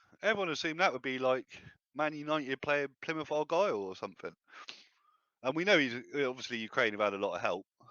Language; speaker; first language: English; native; English